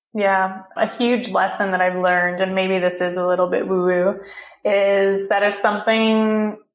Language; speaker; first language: English; early bilingual, other home language; Hebrew